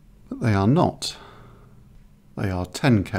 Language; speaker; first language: English; native; English